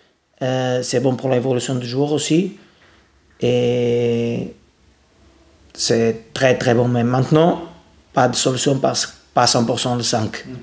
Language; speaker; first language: French; non-native, learner; Portuguese